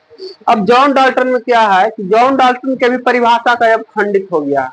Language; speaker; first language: Hindi; native; Hindi